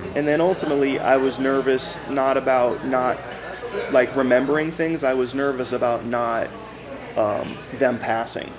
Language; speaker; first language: English; native; English